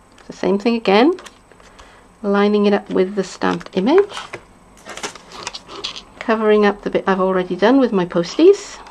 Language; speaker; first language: English; native; English